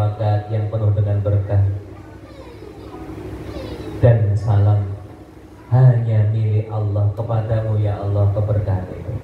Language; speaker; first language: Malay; non-native, local second language; Javanese